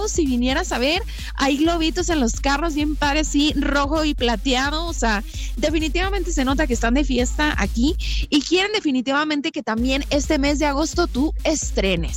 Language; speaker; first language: Spanish; native; Spanish